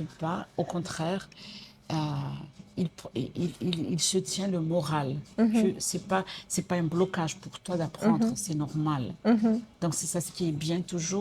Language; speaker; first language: French; non-native, local second language; Malagasy